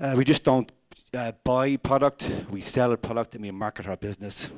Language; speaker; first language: English; native; English